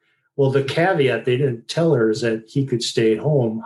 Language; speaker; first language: English; native; English